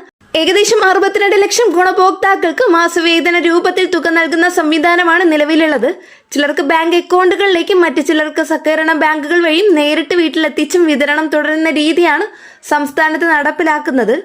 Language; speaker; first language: Malayalam; native; Malayalam